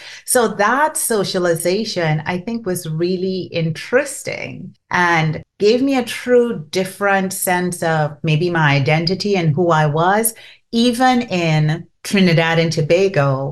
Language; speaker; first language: English; non-native, local second language; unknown